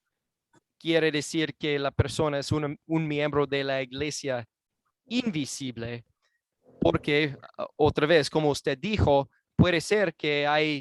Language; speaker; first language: Spanish; non-native, fluent; English